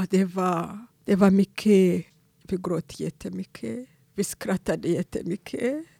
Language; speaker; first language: Swedish; non-native, fluent; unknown